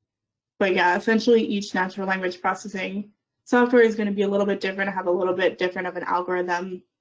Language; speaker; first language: English; native; English